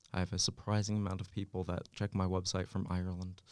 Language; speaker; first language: English; native; English